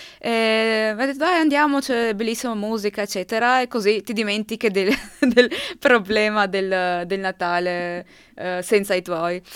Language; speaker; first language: Italian; non-native, local second language; Slovenian